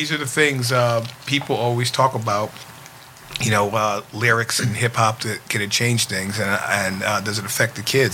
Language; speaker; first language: English; native; English